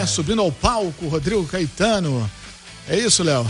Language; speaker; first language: Portuguese; native; Portuguese